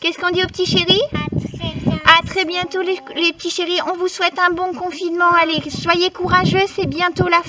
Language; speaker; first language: French; native; French